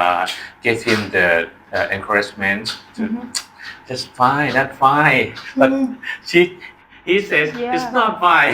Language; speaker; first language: English; non-native, learner; Thai